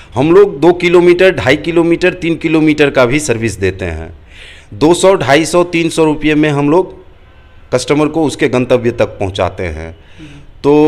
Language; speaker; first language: Hindi; native; Hindi